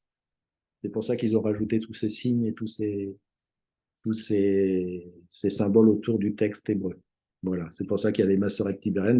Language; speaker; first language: French; native; French